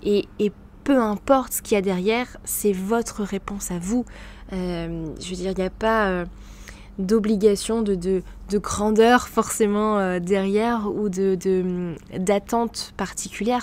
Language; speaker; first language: French; native; French